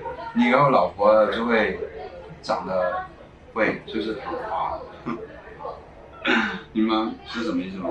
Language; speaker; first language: Chinese; non-native, local second language; Cantonese